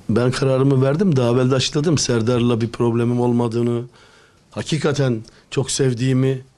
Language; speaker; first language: Turkish; native; Turkish